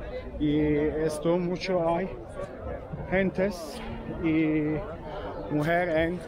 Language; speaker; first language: Spanish; non-native, learner; Turkish